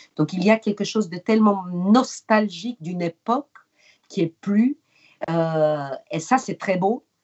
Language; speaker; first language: French; non-native, fluent; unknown